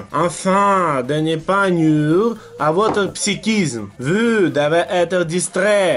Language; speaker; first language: French; non-native, learner; Russian